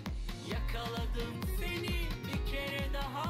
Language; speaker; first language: Turkish; non-native, learner; Korean